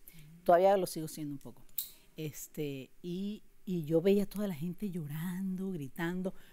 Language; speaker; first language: Spanish; native; Spanish